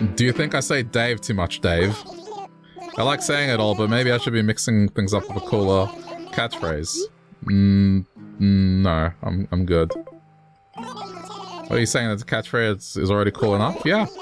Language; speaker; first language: English; native; English